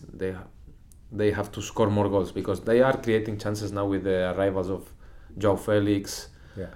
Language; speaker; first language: English; non-native, fluent; Spanish